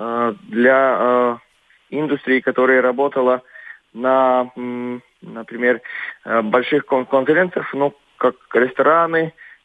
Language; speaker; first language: Russian; non-native, local second language; Latvian